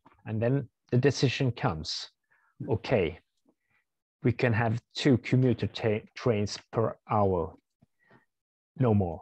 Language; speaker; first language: English; non-native, fluent; Swedish